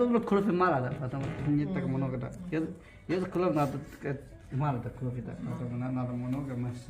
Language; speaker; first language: Russian; non-native, learner; Chinese